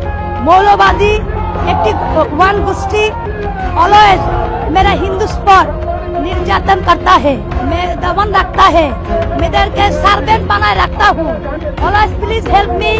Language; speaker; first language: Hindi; non-native, learner; Bangla